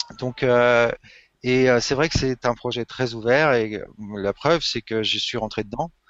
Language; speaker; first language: French; native; French